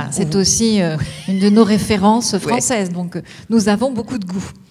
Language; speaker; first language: French; native; French